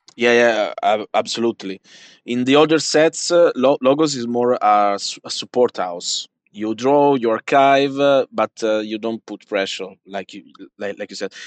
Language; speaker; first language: English; non-native, fluent; Italian